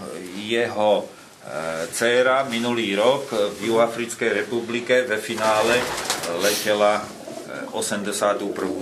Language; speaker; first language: Polish; non-native, learner; Slovak